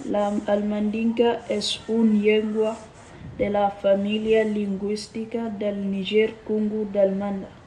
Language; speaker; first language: Catalan; non-native, learner; Mandingo